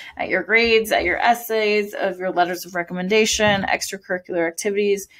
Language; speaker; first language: English; native; English